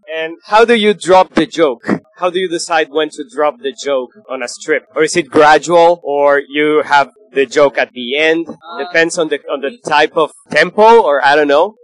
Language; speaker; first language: English; non-native, fluent; Spanish